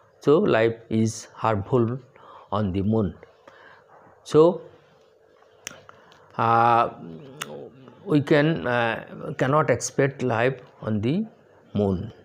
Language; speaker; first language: English; non-native, local second language; Bangla